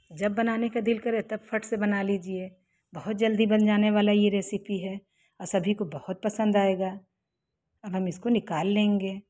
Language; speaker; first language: Hindi; native; Hindi